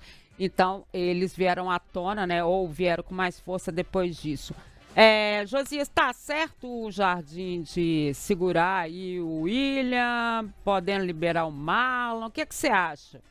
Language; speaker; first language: Portuguese; native; Portuguese